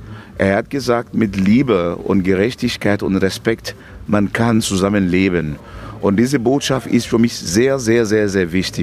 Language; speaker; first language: German; non-native, fluent; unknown